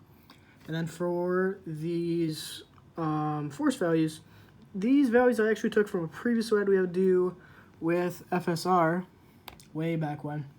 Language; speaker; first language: English; native; English